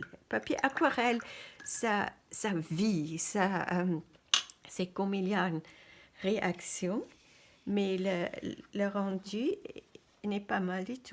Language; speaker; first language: French; non-native, fluent; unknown